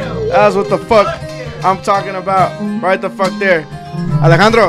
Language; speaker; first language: English; early bilingual, other home language; Spanish